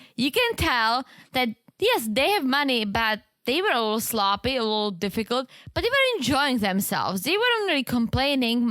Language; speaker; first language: English; native; English